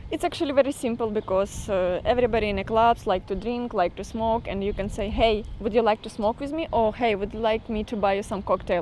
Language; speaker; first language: English; non-native, fluent; Russian